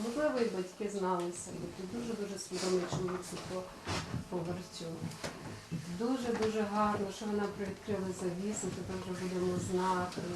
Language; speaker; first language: Ukrainian; native; Ukrainian